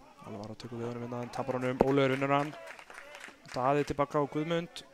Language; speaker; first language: Icelandic; native; Icelandic